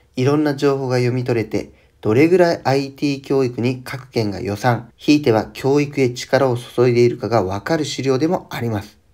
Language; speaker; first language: Japanese; native; Japanese